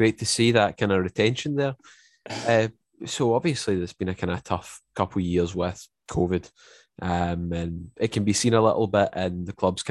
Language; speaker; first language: English; native; English